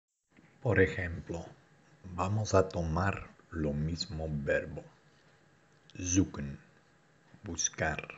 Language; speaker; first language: Spanish; non-native, fluent; Dutch